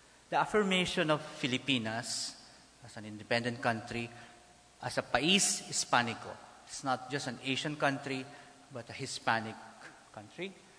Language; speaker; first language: English; non-native, local second language; Filipino